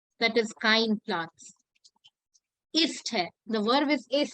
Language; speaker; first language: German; non-native, learner; Hindi